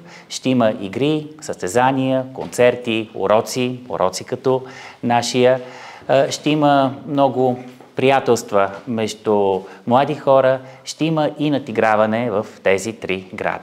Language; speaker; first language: Bulgarian; native; Bulgarian